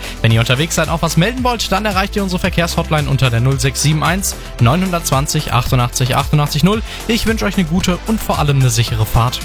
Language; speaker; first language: German; native; German